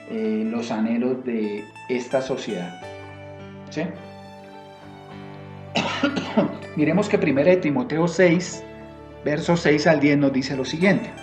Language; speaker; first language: Spanish; native; Spanish